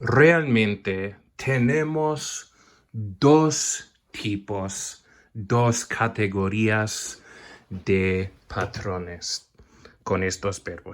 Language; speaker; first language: Spanish; non-native, fluent; English